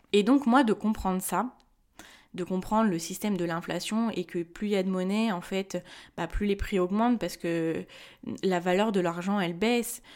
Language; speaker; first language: French; early bilingual, other home language; Spanish